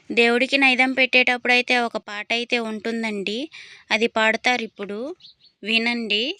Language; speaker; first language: Telugu; non-native, local second language; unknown